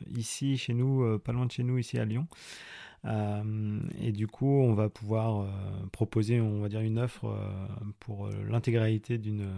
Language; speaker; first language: French; native; French